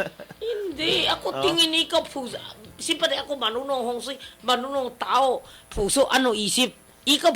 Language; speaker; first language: Filipino; non-native, learner; Chinese